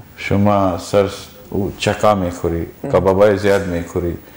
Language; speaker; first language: Persian; non-native, learner; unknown